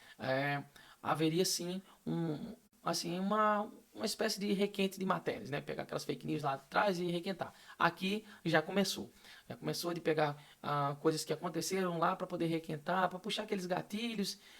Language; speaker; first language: Portuguese; native; Portuguese